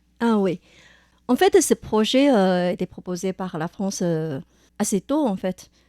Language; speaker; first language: French; non-native, fluent; Chinese